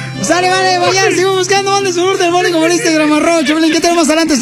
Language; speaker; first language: Spanish; native; Spanish